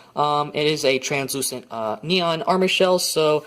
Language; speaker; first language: English; native; English